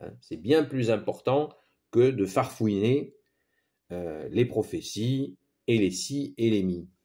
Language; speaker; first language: French; native; French